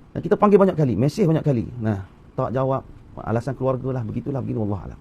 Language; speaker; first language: Malay; native; Malay